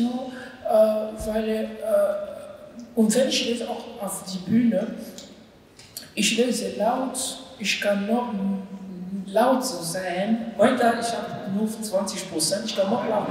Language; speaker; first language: German; non-native, learner; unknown